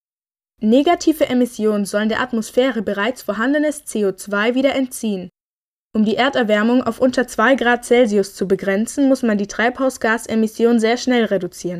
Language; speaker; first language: German; native; German